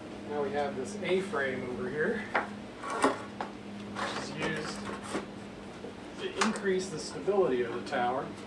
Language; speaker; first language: English; native; English